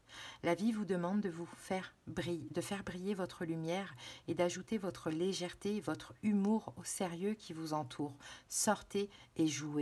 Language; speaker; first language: French; native; French